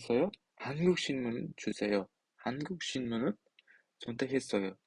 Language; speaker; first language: Korean; non-native, fluent; Uzbek